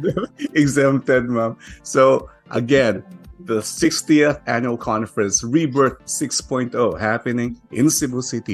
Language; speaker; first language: English; non-native, local second language; Filipino